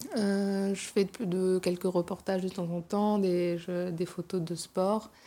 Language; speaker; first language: French; native; French